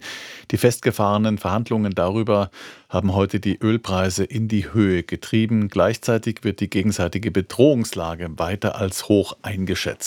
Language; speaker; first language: German; native; German